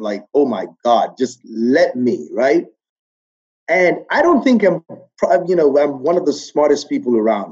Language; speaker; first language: English; non-native, local second language; Yoruba